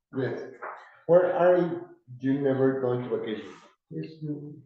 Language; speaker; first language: English; non-native, learner; Spanish